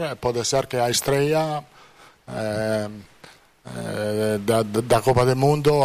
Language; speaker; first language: Portuguese; non-native, fluent; Italian